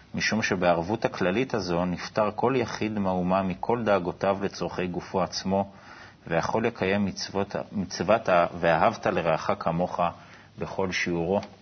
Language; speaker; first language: Hebrew; native; Hebrew